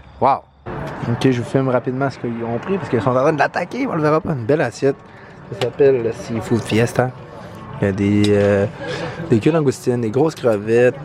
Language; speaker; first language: French; native; French